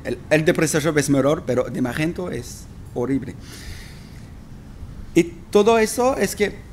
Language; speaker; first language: Spanish; non-native, fluent; French